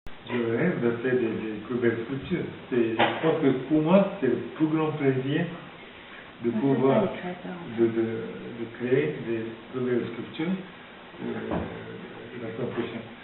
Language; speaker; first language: French; non-native, fluent; Japanese